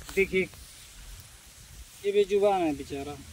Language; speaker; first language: Hindi; native; Hindi